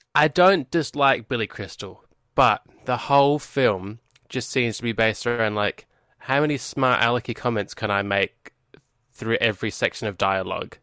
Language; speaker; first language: English; native; English